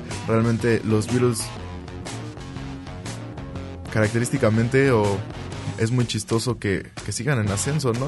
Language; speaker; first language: Spanish; native; Spanish